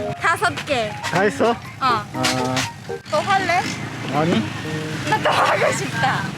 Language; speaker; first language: Korean; non-native, fluent; Khmer